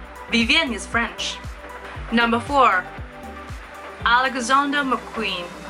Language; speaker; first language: English; non-native, fluent; Chinese